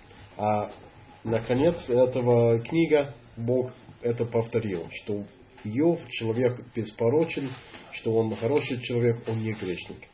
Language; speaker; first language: Russian; non-native, fluent; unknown